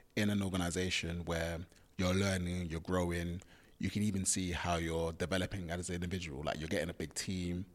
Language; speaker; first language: English; early bilingual, other home language; Yoruba